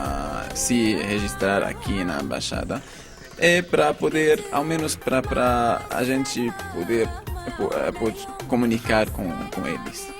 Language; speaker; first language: Portuguese; non-native, fluent; Arabic